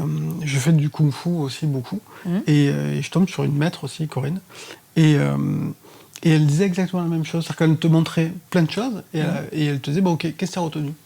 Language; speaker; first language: French; native; French